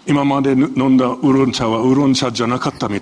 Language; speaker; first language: Japanese; non-native, fluent; Chinese